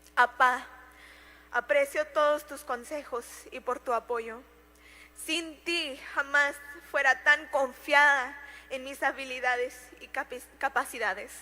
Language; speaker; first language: Spanish; early bilingual, heritage; Spanish